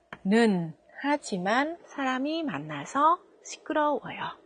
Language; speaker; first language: Korean; non-native, fluent; Vietnamese